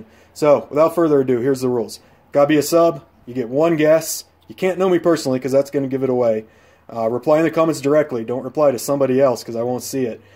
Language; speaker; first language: English; native; English